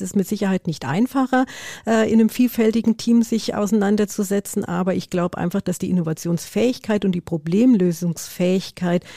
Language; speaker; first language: German; native; German